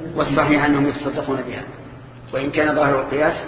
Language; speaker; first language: Arabic; native; Arabic